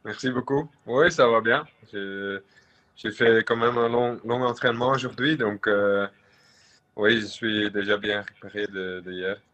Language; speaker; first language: French; non-native, local second language; Dutch